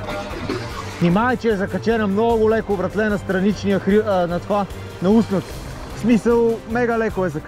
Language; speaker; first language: Bulgarian; native; Bulgarian